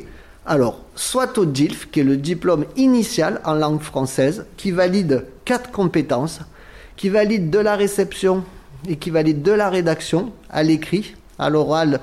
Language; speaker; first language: French; native; French